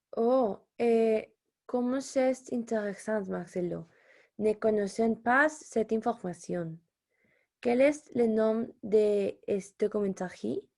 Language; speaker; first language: French; non-native, learner; Spanish